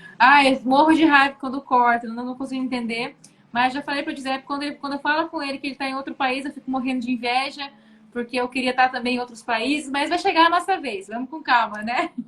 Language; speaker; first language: Portuguese; native; Portuguese